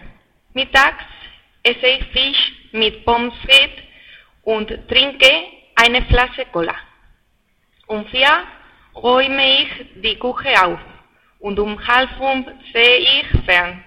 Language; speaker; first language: German; non-native, learner; Spanish